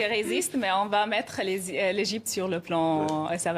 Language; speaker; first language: French; non-native, fluent; Arabic